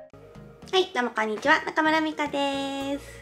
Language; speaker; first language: Japanese; native; Japanese